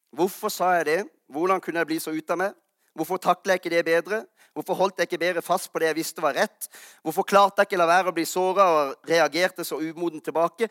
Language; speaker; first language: Norwegian; native; Norwegian